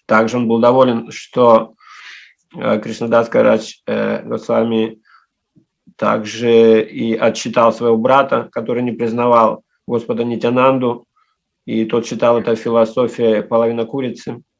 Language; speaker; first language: Russian; native; Russian